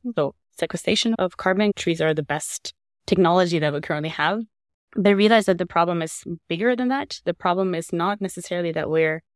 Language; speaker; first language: English; non-native, fluent; Norwegian